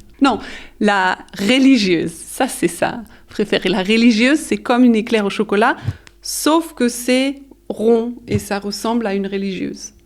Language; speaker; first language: French; early bilingual, heritage; French